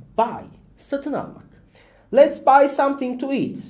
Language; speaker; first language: English; non-native, fluent; Turkish